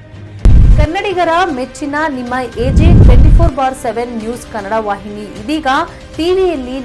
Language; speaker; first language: Kannada; native; Kannada